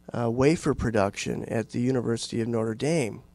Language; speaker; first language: English; native; English